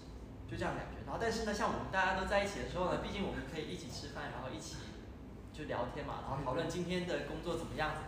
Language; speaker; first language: Chinese; native; Chinese